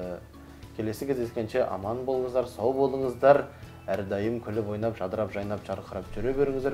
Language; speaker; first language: Kazakh; native; Kazakh